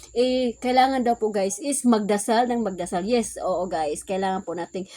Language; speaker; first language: Filipino; non-native, local second language; Cebuano